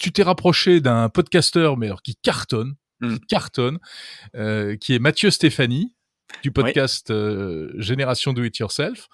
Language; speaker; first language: French; native; French